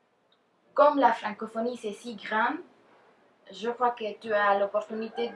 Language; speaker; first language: French; non-native, fluent; Spanish